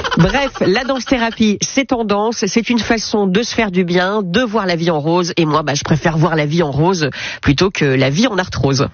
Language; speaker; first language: French; native; French